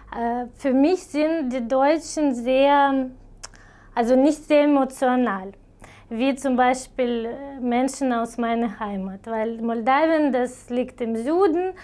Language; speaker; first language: German; non-native, fluent; Romanian